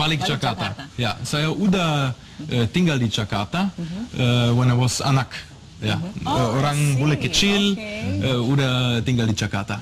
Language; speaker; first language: Indonesian; non-native, learner; German